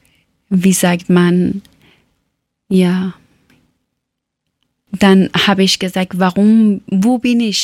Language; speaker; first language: German; non-native, learner; Persian